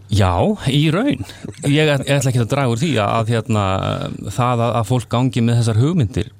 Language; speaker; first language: Icelandic; native; Icelandic